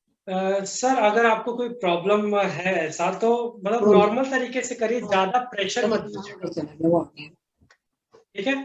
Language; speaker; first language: Hindi; native; Hindi